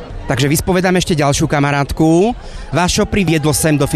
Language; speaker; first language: Slovak; native; Slovak